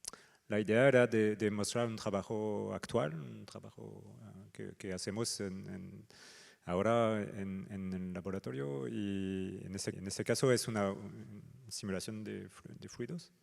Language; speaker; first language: Spanish; non-native, fluent; French